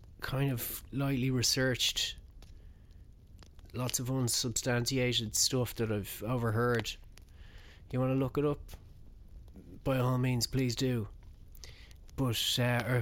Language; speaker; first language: English; native; English